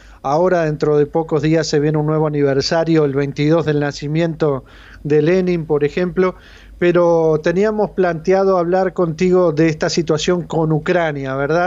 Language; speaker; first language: Spanish; native; Spanish